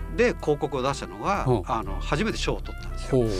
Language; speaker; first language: Japanese; native; Japanese